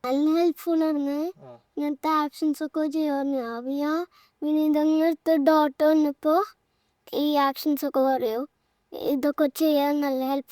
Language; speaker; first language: Malayalam; early bilingual, heritage; Malayalam